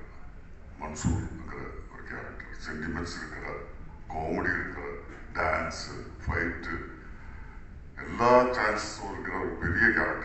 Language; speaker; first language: Tamil; non-native, learner; Malayalam